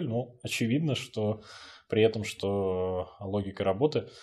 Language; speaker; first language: Russian; native; Russian